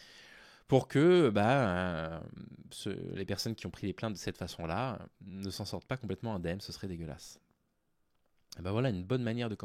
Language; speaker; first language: French; native; French